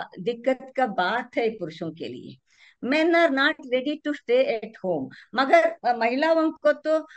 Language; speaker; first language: Hindi; non-native, local second language; Kannada